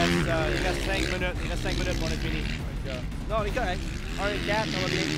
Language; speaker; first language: French; native; French